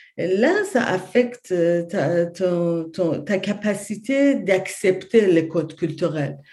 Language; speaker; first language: French; non-native, fluent; Persian